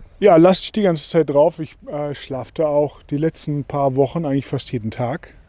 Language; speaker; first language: German; non-native, fluent; Portuguese